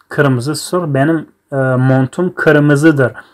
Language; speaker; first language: Turkish; non-native, fluent; Tajik